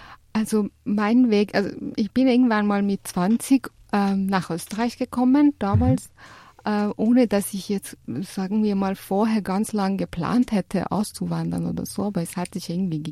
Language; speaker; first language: German; non-native, fluent; Persian